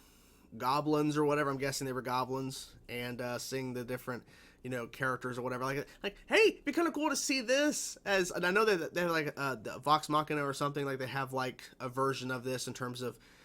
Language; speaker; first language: English; native; English